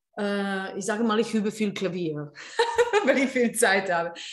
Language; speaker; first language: German; non-native, fluent; Serbian